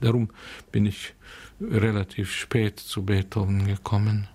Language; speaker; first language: German; non-native, fluent; Hungarian